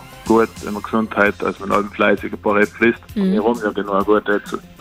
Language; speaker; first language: German; native; German